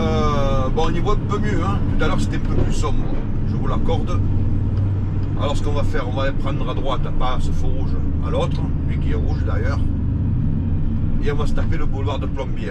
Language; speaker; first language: French; native; French